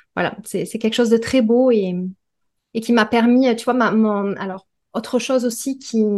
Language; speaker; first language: French; native; French